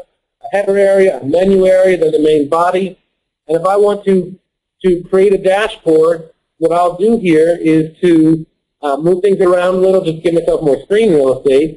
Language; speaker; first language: English; native; English